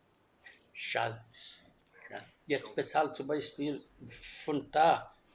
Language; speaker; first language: German; non-native, learner; Greek